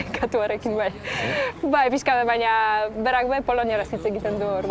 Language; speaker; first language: Basque; non-native, fluent; Polish